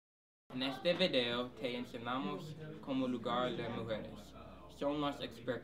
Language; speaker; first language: Spanish; non-native, learner; English